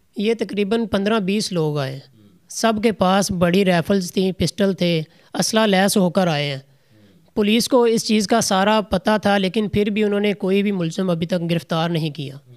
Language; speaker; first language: Urdu; non-native, local second language; Punjabi